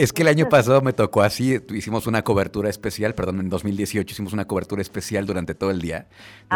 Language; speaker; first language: Spanish; native; Spanish